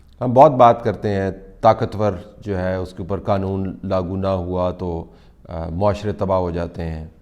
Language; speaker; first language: Urdu; native; Urdu